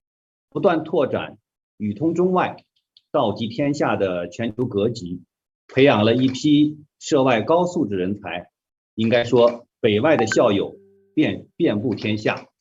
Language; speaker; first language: Chinese; native; Chinese